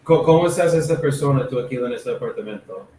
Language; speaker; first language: Spanish; non-native, learner; English